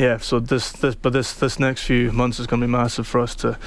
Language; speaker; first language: English; native; English